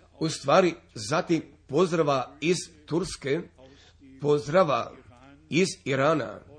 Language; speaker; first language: Serbian; early bilingual, heritage; Serbian